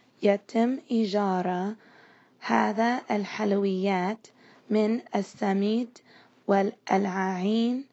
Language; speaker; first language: Arabic; non-native, learner; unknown